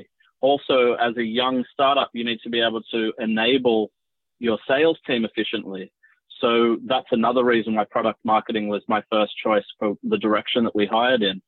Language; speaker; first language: English; native; English